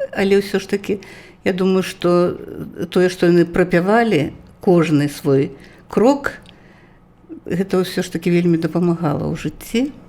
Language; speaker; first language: Belarusian; native; Belarusian